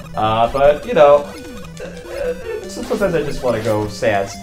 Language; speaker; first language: English; native; English